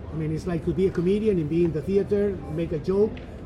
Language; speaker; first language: English; non-native, fluent; Spanish